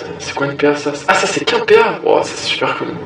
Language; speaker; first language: French; native; French